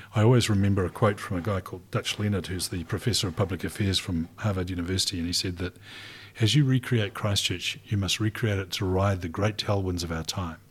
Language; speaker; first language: English; native; English